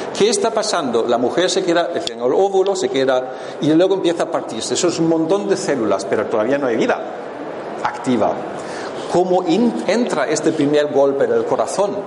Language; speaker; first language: Spanish; non-native, fluent; German